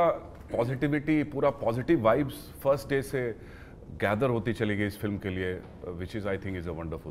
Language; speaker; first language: Hindi; non-native, local second language; Telugu